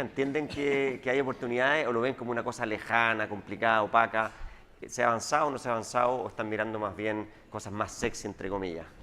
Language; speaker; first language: Spanish; native; Spanish